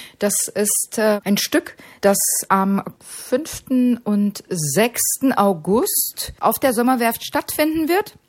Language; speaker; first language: German; native; German